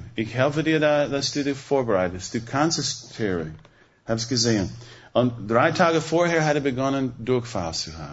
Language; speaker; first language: German; non-native, fluent; English